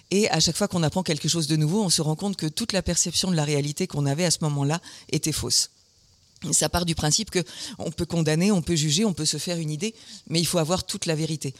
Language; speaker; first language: French; early bilingual, other home language; German